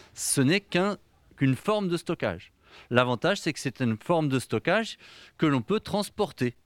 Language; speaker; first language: French; native; French